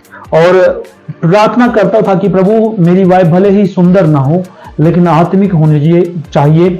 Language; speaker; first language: Hindi; native; Hindi